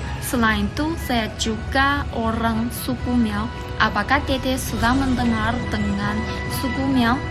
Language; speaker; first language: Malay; non-native, learner; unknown